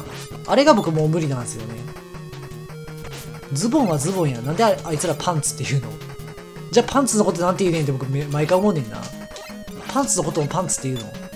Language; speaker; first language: Japanese; native; Japanese